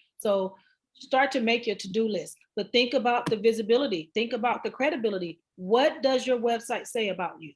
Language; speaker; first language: English; native; English